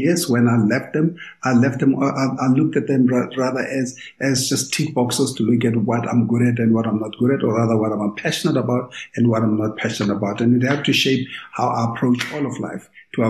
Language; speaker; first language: English; non-native, local second language; Tswana